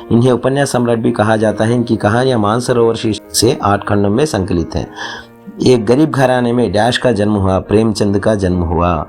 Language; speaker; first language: Hindi; non-native, local second language; Telugu